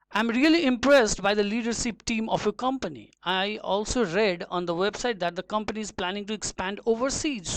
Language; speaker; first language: English; non-native, local second language; Nepali